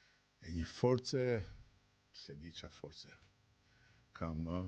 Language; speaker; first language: Albanian; native; Albanian